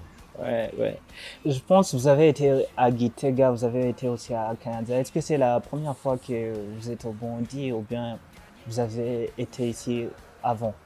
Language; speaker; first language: French; non-native, local second language; Rundi